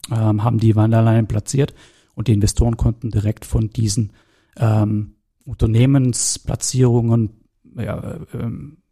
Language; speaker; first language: German; native; German